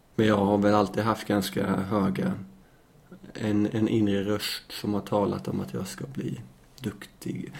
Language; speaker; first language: Swedish; native; Swedish